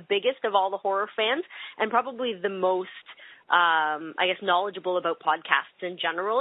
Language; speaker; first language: English; native; English